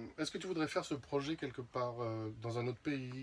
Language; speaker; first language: French; native; French